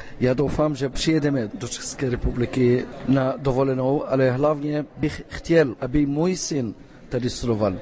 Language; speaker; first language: Czech; non-native, fluent; Arabic